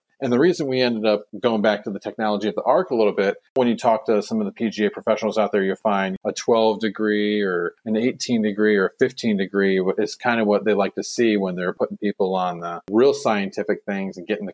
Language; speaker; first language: English; native; English